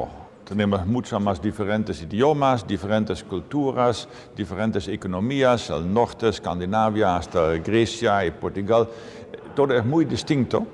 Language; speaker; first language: Spanish; non-native, fluent; Dutch